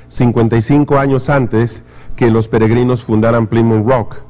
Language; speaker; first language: Spanish; native; Spanish